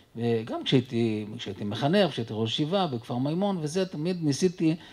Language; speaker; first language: Hebrew; early bilingual, other home language; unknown